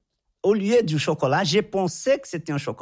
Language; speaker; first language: French; non-native, fluent; Portuguese